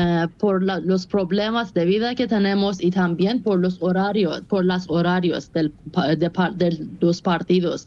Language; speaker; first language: Spanish; non-native, fluent; Persian